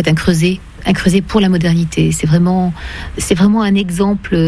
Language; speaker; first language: French; native; French